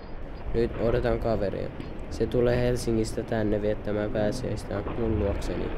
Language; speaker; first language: Finnish; early bilingual, other home language; Persian